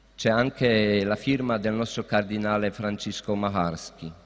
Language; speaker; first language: Italian; non-native, fluent; Polish